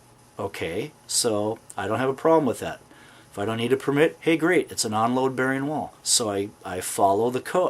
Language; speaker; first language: English; native; English